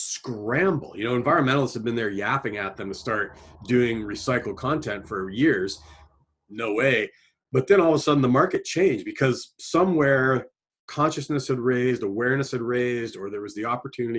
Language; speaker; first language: English; native; English